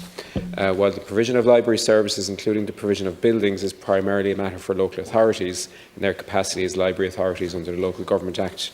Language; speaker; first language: English; native; English